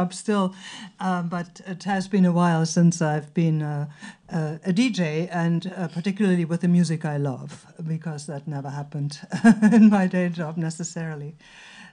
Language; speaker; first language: English; non-native, fluent; German